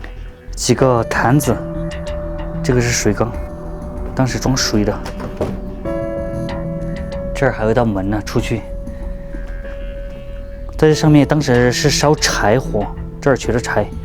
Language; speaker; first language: Chinese; native; Chinese